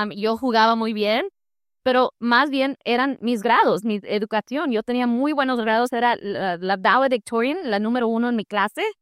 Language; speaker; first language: Spanish; early bilingual, heritage; Spanish